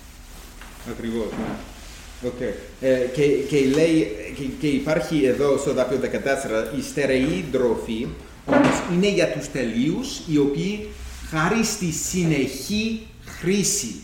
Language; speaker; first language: Greek; non-native, fluent; English